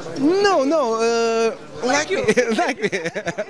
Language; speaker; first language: English; non-native, learner; Turkish